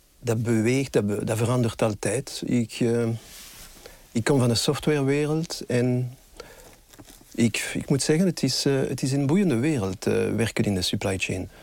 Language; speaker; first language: Dutch; non-native, local second language; French